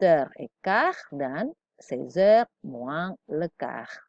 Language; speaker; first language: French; non-native, fluent; Indonesian